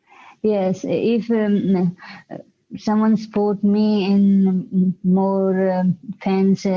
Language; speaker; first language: English; non-native, learner; Hindi